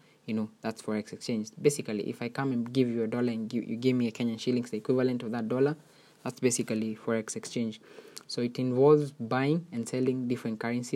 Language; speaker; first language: English; non-native, local second language; Swahili